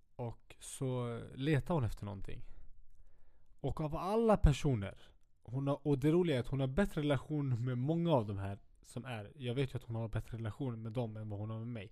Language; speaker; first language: Swedish; early bilingual, other home language; Kurdish